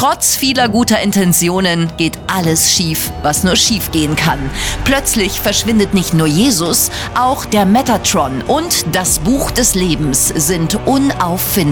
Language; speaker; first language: German; native; German